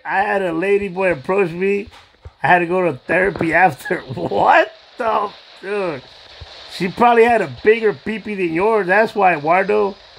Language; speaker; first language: English; early bilingual, other home language; Spanish